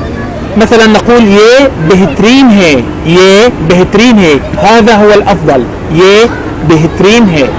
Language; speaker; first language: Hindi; non-native, fluent; Arabic